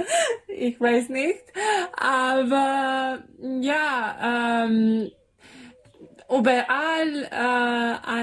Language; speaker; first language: German; non-native, learner; Serbian